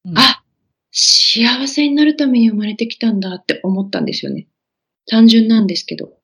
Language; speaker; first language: Japanese; native; Japanese